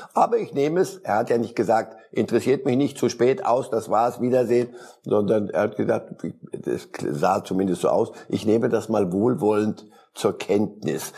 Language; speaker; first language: German; early bilingual, other home language; Polish